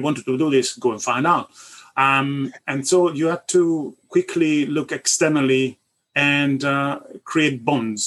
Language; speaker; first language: English; non-native, fluent; Italian